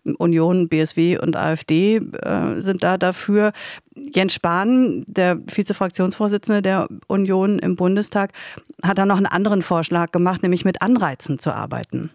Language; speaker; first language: German; native; German